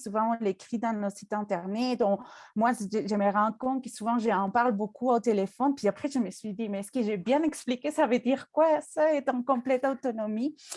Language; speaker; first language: French; non-native, fluent; Spanish